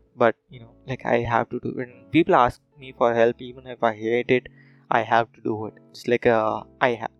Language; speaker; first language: English; non-native, local second language; Telugu